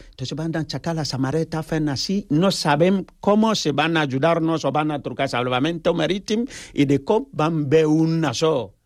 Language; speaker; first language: Catalan; non-native, fluent; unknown